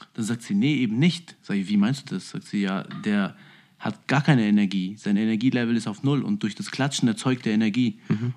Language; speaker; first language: German; early bilingual, other home language; Albanian